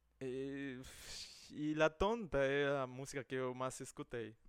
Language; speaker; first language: Portuguese; non-native, fluent; Spanish